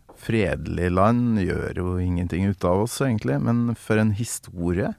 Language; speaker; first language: Norwegian; native; Norwegian